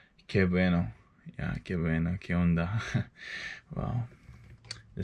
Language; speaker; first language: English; non-native, fluent; Japanese